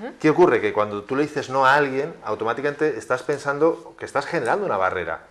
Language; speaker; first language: Spanish; native; Spanish